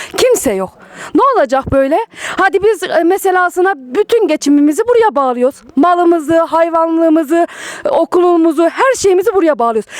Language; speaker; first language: Turkish; native; Turkish